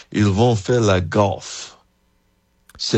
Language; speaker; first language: French; non-native, learner; English